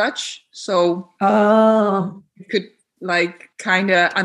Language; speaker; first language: English; non-native, fluent; Dutch